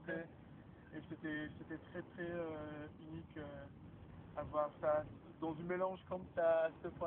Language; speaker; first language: French; non-native, fluent; Hebrew